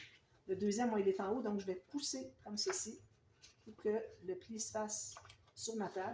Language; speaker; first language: French; native; French